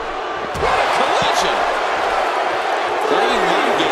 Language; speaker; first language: English; native; English